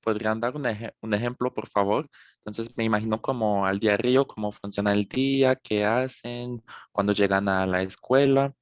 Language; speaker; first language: Spanish; non-native, fluent; French